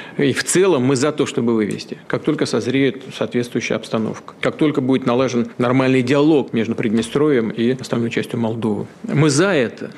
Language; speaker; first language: Russian; native; Russian